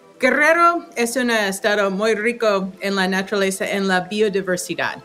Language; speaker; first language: Spanish; non-native, fluent; English